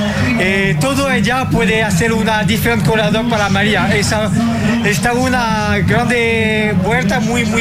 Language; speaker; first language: Portuguese; non-native, learner; French